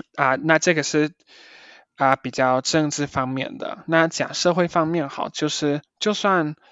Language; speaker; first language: Chinese; early bilingual, heritage; Chinese